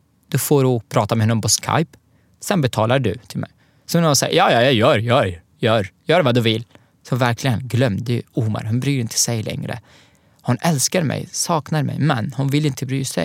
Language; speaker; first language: Swedish; non-native, fluent; Arabic